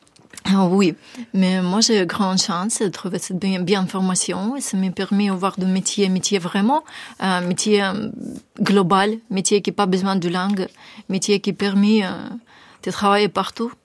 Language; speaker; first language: French; non-native, learner; Ukrainian